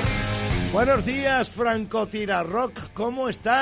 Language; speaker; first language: Spanish; native; Spanish